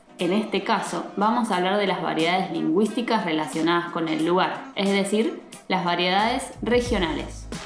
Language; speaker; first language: Spanish; native; Spanish